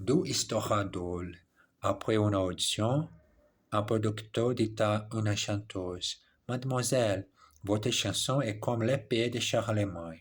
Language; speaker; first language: French; non-native, learner; English